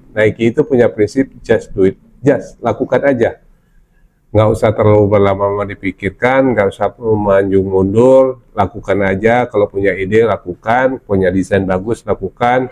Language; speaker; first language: Indonesian; non-native, local second language; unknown